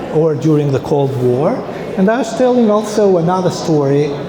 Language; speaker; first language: English; non-native, fluent; Albanian